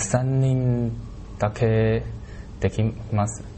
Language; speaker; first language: Japanese; non-native, learner; Chinese